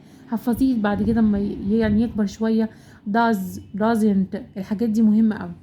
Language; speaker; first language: Arabic; native; Arabic